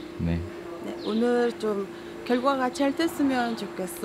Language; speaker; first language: Korean; non-native, fluent; Mongolian